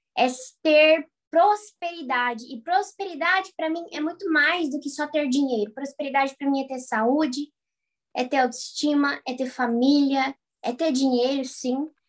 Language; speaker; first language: Portuguese; native; Portuguese